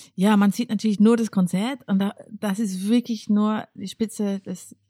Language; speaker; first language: German; non-native, fluent; English